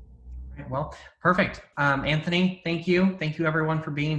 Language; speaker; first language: English; native; English